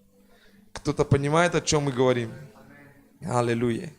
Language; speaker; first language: Russian; non-native, fluent; French